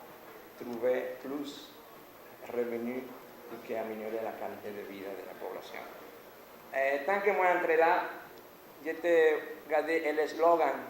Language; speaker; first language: Haitian Creole; non-native, learner; Spanish